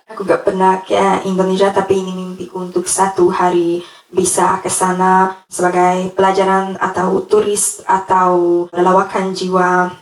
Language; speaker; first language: Indonesian; non-native, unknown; Hungarian